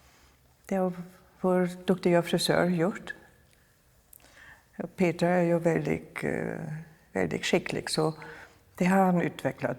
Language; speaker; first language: Swedish; non-native, fluent; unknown